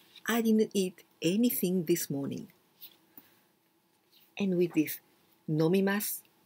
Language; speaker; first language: English; non-native, fluent; Japanese